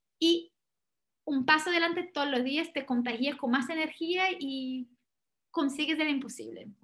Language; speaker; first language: Spanish; non-native, fluent; Portuguese